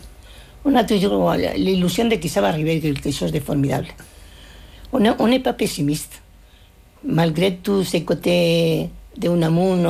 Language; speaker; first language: French; non-native, fluent; Spanish